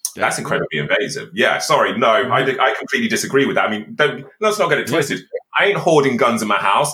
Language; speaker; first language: English; native; English